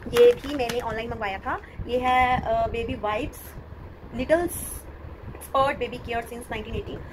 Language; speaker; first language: Hindi; non-native, local second language; Punjabi